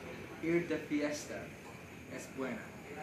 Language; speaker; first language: Spanish; non-native, learner; English